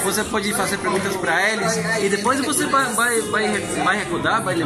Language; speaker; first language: Portuguese; non-native, learner; Spanish